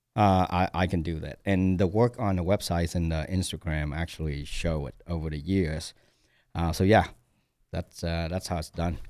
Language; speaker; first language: English; non-native, fluent; Vietnamese